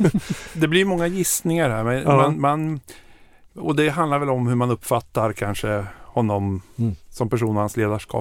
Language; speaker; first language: Swedish; native; Swedish